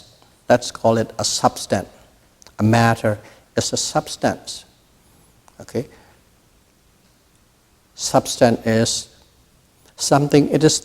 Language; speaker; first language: English; non-native, fluent; Burmese